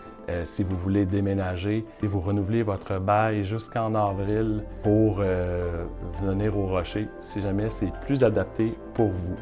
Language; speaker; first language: French; native; French